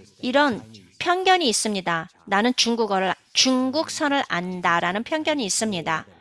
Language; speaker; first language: Korean; native; Korean